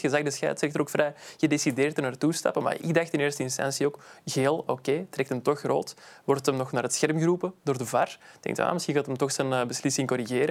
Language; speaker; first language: Dutch; native; Dutch